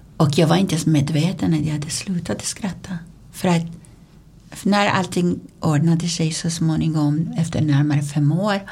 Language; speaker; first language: Swedish; non-native, fluent; Persian